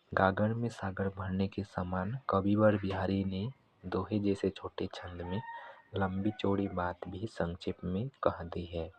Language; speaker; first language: Hindi; non-native, local second language; Assamese